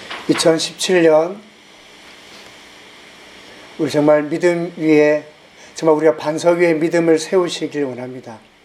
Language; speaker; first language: Korean; native; Korean